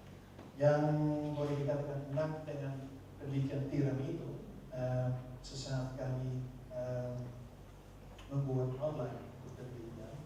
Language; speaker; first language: Indonesian; non-native, fluent; Dutch